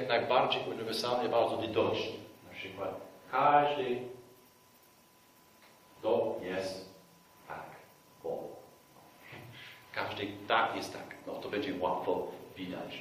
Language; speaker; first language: Polish; non-native, fluent; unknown